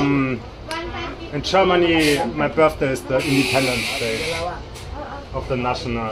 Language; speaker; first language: English; non-native, learner; German